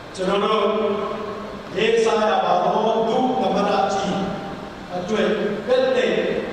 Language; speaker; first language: Burmese; non-native, local second language; Hakha Chin